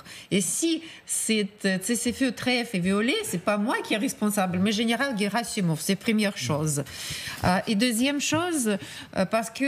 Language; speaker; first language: French; non-native, fluent; Russian